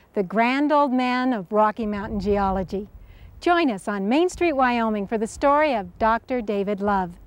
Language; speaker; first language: English; native; English